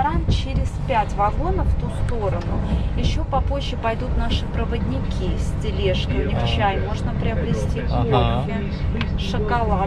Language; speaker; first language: Russian; native; Russian